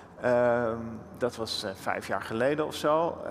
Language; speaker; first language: Dutch; native; Dutch